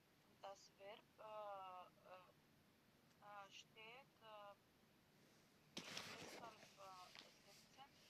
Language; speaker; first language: German; non-native, learner; Macedonian